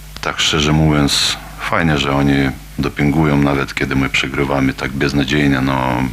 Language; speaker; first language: Polish; non-native, learner; Lithuanian